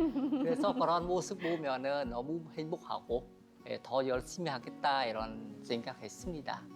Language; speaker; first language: Korean; non-native, learner; Khmer